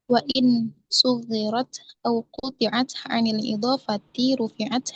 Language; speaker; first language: Arabic; non-native, learner; Indonesian